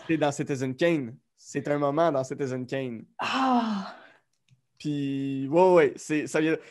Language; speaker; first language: French; native; French